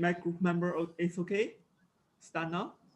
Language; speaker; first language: English; non-native, local second language; Chinese